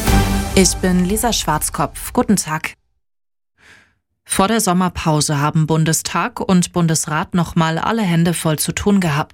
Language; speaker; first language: German; native; German